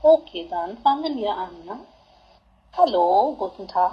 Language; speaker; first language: German; non-native, fluent; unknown